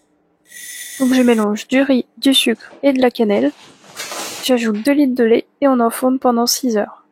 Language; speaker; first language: French; native; French